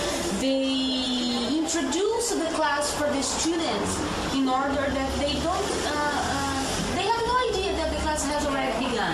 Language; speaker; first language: English; non-native, fluent; Portuguese